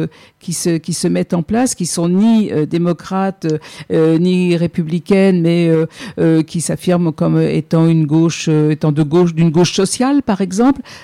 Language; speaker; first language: French; native; French